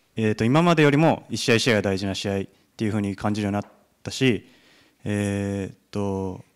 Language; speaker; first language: Japanese; native; Japanese